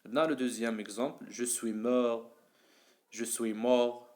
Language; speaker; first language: French; non-native, local second language; Arabic